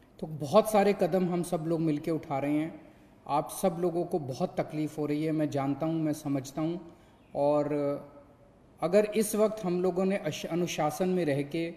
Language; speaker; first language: Hindi; native; Hindi